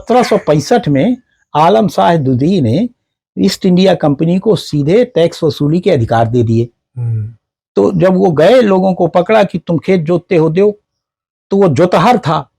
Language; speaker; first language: Hindi; native; Hindi